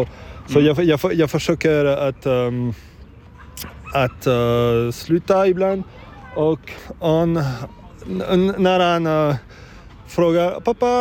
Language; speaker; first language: Swedish; non-native, learner; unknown